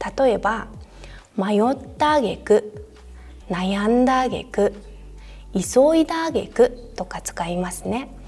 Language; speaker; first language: Japanese; non-native, fluent; Mongolian